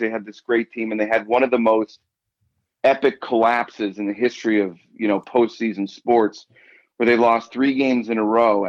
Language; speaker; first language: English; native; English